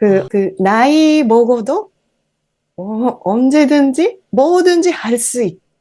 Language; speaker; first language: Korean; non-native, fluent; Japanese